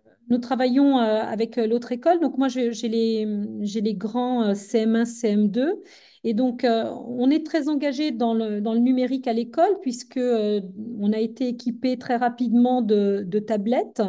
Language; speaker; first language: French; native; French